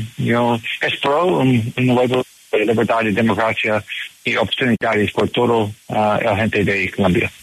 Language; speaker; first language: Spanish; non-native, learner; English